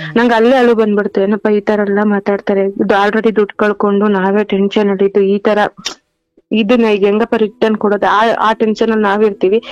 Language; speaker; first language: Kannada; native; Kannada